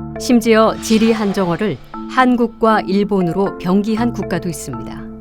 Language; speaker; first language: Korean; native; Korean